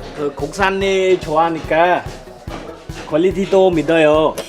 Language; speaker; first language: Korean; non-native, learner; Khmer